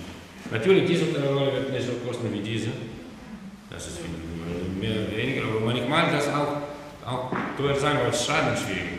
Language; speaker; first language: German; non-native, learner; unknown